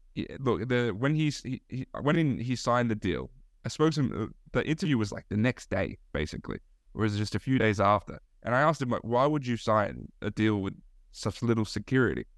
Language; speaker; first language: English; early bilingual, other home language; Turkish